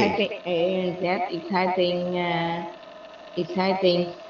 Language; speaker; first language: English; non-native, learner; Vietnamese